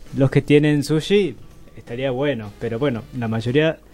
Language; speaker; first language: Spanish; non-native, learner; Japanese